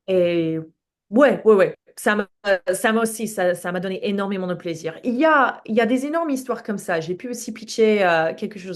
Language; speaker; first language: French; non-native, fluent; English